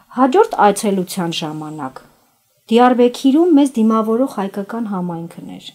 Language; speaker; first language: Armenian; native; Armenian